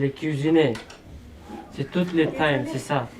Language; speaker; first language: French; non-native, learner; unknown